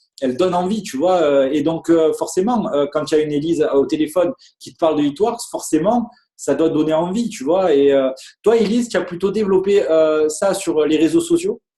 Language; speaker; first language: French; native; French